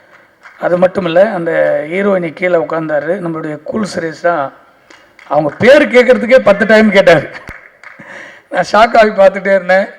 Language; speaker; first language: Tamil; native; Tamil